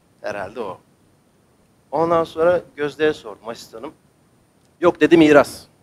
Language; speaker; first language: Turkish; native; Turkish